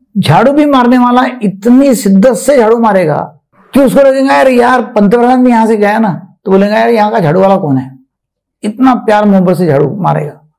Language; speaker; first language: Hindi; non-native, local second language; Marathi